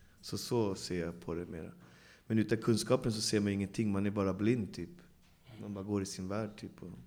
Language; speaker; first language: Swedish; native; Swedish